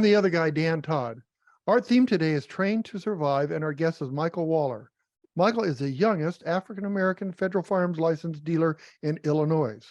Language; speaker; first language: English; native; English